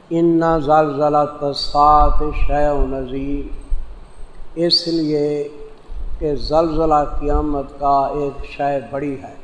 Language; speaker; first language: Urdu; non-native, local second language; Saraiki